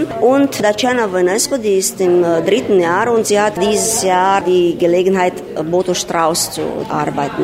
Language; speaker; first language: German; non-native, local second language; Romanian